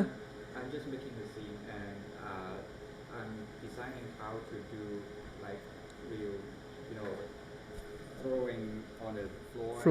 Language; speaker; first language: English; non-native, fluent; Chinese